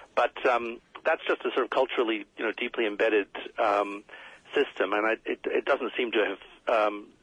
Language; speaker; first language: English; native; English